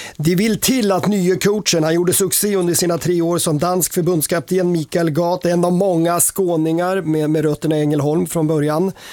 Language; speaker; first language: Swedish; native; Swedish